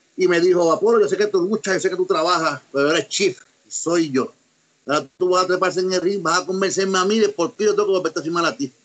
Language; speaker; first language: Spanish; native; Spanish